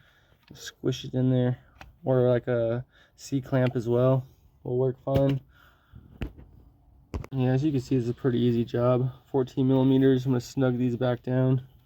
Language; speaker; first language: English; native; English